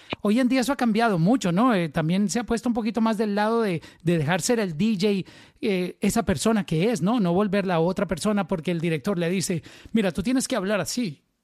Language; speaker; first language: Spanish; native; Spanish